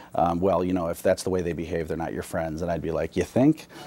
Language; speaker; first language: English; native; English